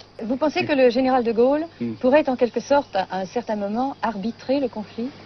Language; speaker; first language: French; native; French